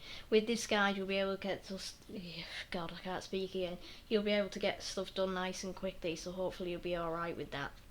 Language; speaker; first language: English; native; English